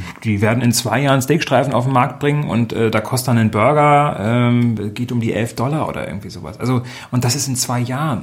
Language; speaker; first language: German; native; German